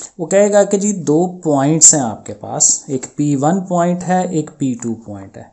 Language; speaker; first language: Urdu; non-native, local second language; Punjabi